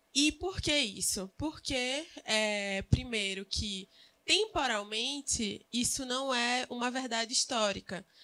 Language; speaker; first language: Portuguese; native; Portuguese